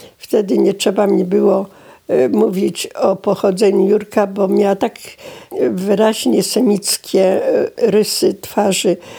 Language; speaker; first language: Polish; native; Polish